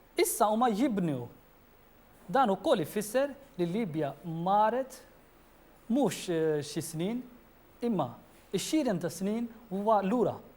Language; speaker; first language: Maltese; non-native, fluent; Urdu